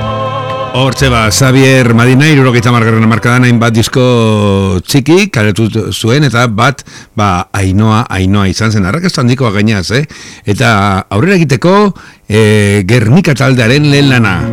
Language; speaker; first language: Basque; native; Basque